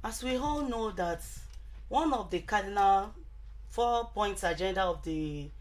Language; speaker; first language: English; non-native, local second language; Yoruba